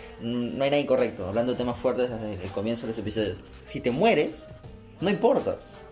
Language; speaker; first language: Spanish; native; Spanish